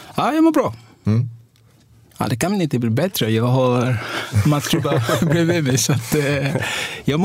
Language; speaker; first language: Swedish; non-native, fluent; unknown